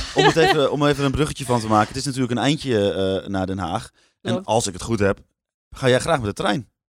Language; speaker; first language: Dutch; native; Dutch